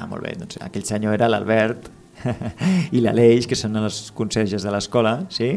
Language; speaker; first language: Catalan; native; Catalan